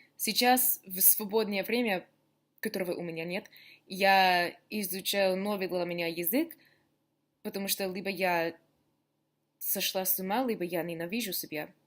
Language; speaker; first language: Russian; non-native, learner; English